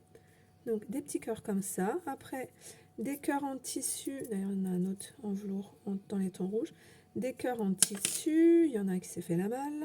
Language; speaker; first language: French; native; French